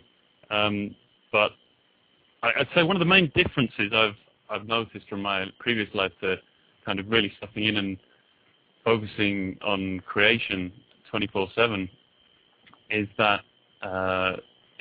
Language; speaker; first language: English; native; English